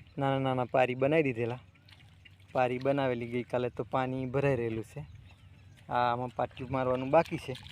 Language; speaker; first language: Gujarati; native; Gujarati